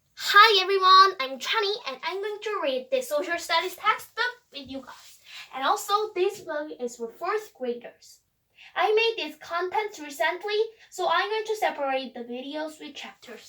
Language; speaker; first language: English; non-native, fluent; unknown